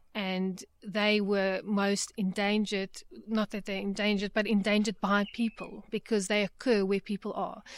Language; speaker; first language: English; native; English